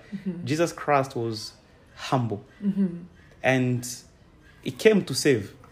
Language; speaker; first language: English; non-native, fluent; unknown